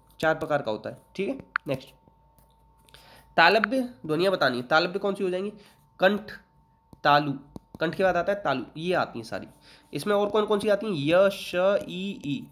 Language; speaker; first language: Hindi; native; Hindi